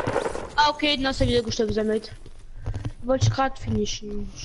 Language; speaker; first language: German; non-native, local second language; Luxembourgish